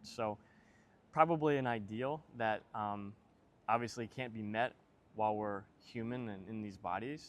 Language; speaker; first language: English; native; English